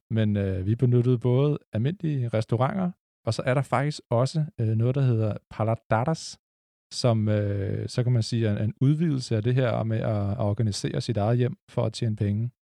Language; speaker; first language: Danish; native; Danish